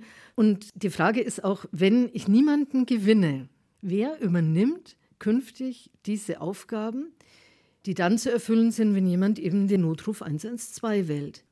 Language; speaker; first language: German; native; German